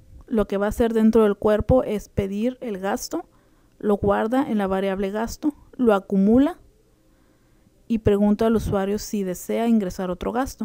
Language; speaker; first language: Spanish; native; Spanish